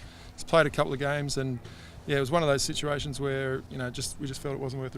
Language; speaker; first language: English; native; English